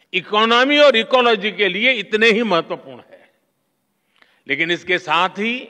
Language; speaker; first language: Hindi; non-native, local second language; Gujarati